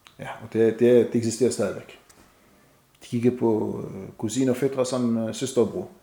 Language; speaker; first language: Danish; non-native, fluent; Arabic